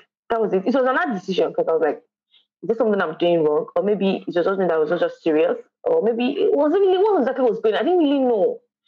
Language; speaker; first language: English; non-native, local second language; Yoruba